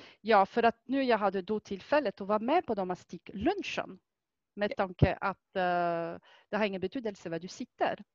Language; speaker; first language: Swedish; non-native, fluent; French